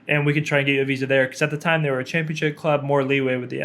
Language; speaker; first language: English; native; English